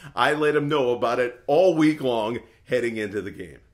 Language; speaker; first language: English; native; English